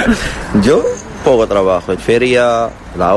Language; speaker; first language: Spanish; non-native, learner; Arabic